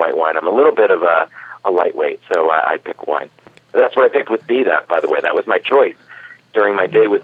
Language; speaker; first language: English; native; English